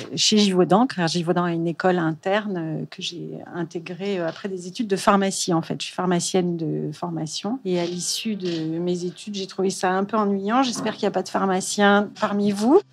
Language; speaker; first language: French; native; French